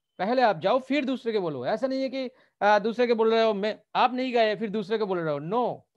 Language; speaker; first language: Hindi; non-native, local second language; Bangla